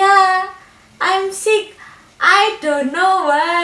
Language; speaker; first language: English; non-native, learner; Javanese